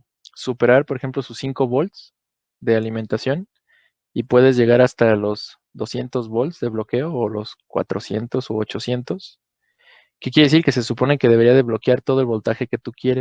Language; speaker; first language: Spanish; native; Spanish